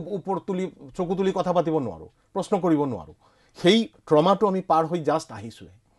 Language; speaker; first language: Assamese; non-native, local second language; Bangla